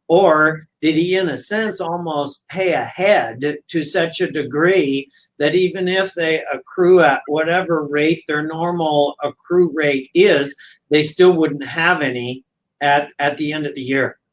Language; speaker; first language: English; native; English